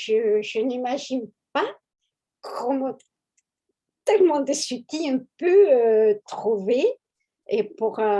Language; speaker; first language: French; non-native, fluent; Spanish